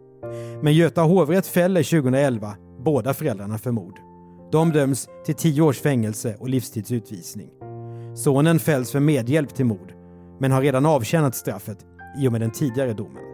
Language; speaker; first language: Swedish; native; Swedish